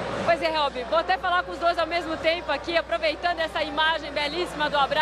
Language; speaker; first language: Portuguese; native; Portuguese